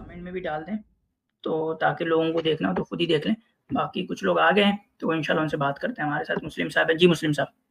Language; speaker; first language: Hindi; native; Hindi